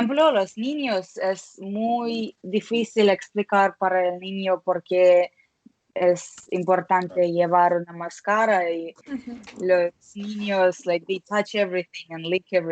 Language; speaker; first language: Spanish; non-native, learner; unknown